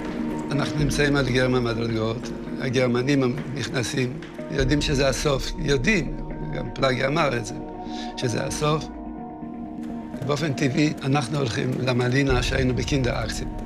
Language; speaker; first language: Hebrew; non-native, fluent; Yiddish